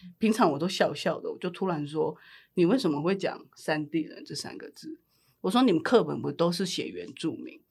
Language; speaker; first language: Chinese; native; Chinese